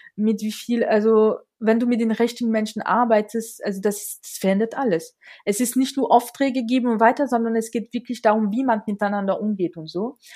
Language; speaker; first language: German; non-native, fluent; French